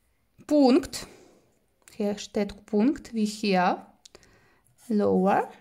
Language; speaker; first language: German; non-native, fluent; Russian